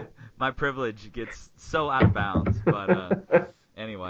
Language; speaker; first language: English; native; English